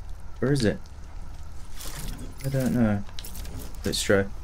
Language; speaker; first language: English; native; English